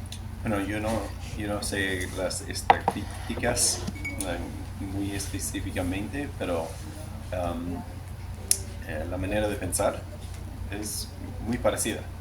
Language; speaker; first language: Spanish; non-native, learner; English